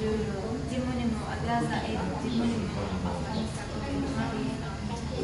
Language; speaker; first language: French; non-native, learner; Arabic